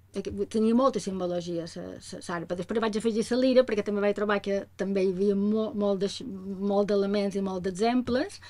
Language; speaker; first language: Catalan; native; Catalan